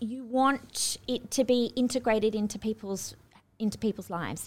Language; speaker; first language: English; native; English